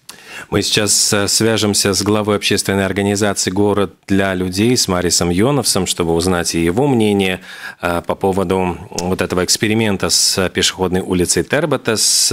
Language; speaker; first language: Russian; native; Russian